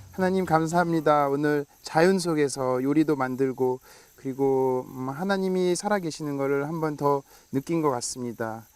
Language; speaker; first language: Korean; non-native, fluent; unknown